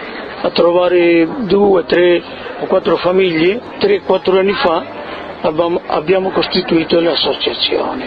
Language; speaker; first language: Italian; early bilingual, heritage; Italian